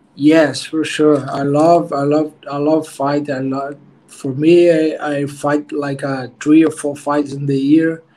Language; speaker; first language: English; non-native, learner; Portuguese